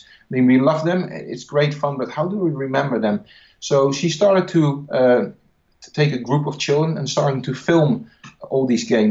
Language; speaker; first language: English; non-native, fluent; Dutch